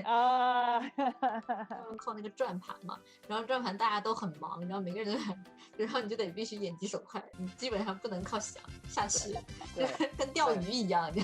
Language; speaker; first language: Chinese; native; Chinese